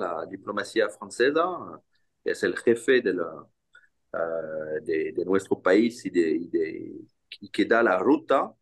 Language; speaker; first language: Spanish; non-native, fluent; French